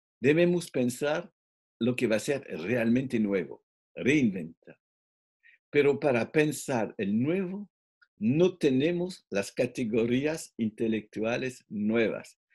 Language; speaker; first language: Spanish; non-native, fluent; French